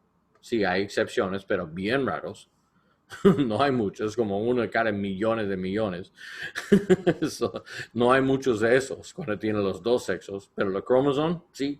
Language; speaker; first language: Spanish; non-native, learner; English